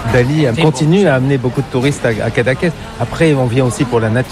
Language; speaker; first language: French; native; French